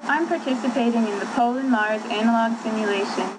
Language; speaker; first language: English; non-native, fluent; German